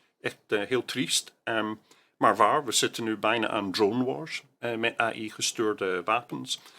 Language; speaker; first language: Dutch; non-native, fluent; English